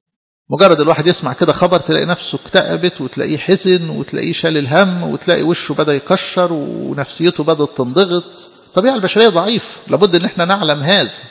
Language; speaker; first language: Arabic; native; Arabic